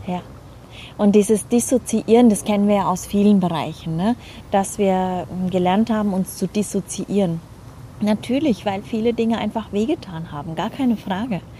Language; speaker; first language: German; native; German